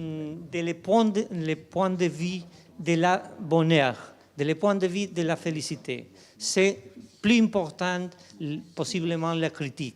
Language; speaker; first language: French; non-native, fluent; Spanish